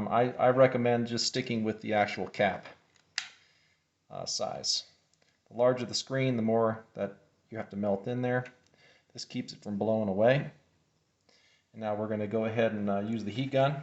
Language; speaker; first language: English; native; English